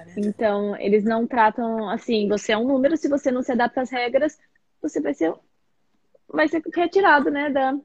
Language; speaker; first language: Portuguese; native; Portuguese